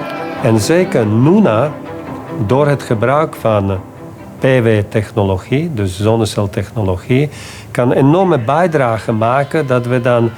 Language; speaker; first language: Dutch; non-native, fluent; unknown